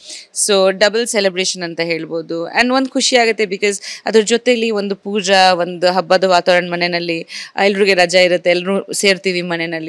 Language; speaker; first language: Kannada; non-native, fluent; Bangla